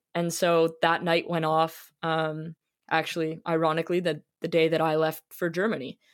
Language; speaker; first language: English; native; English